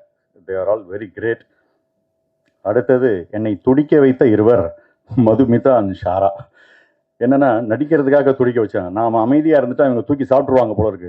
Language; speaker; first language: Tamil; native; Tamil